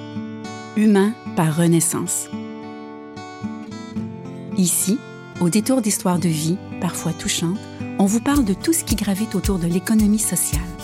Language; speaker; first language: French; native; French